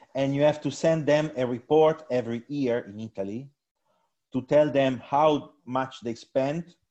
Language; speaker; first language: English; non-native, fluent; Italian